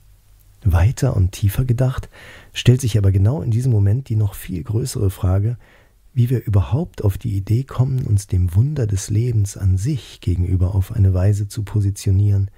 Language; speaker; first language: German; native; German